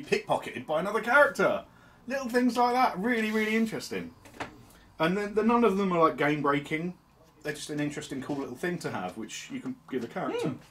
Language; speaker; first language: English; native; English